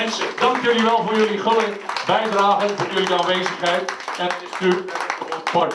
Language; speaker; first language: Dutch; native; Dutch